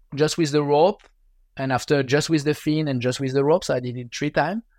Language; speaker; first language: English; non-native, learner; French